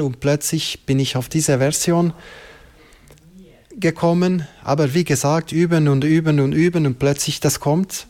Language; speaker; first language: German; non-native, local second language; French